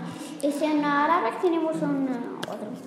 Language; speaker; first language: Spanish; non-native, learner; Arabic